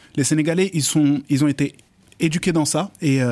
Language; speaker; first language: French; native; French